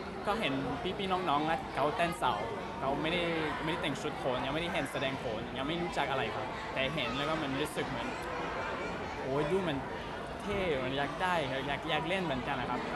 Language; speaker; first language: Thai; non-native, learner; English